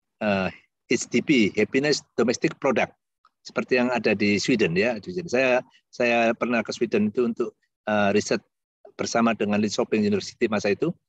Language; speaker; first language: Indonesian; native; Indonesian